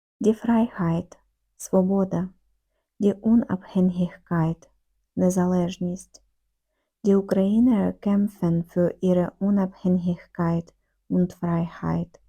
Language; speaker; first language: German; non-native, fluent; Ukrainian